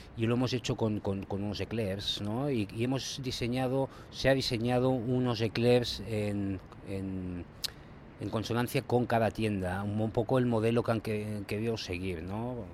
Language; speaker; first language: Spanish; native; Spanish